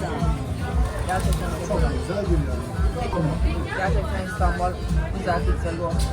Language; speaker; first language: Turkish; non-native, learner; Persian